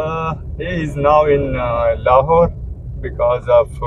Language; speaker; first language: English; non-native, learner; Pashto